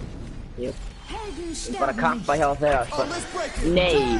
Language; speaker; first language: Icelandic; early bilingual, other home language; Norwegian